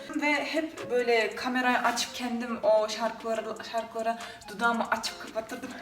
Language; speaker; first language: Turkish; non-native, fluent; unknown